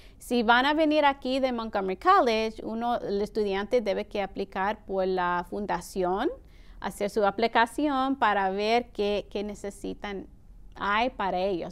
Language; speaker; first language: Spanish; early bilingual, heritage; Spanish